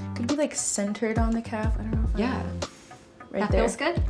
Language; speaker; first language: English; native; English